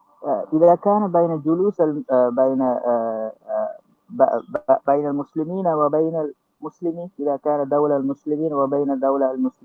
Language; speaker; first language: Arabic; non-native, learner; Malay